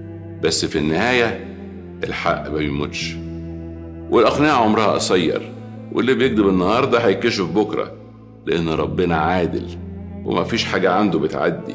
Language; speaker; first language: Arabic; native; Arabic